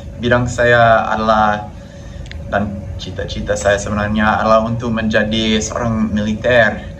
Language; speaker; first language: Indonesian; non-native, fluent; English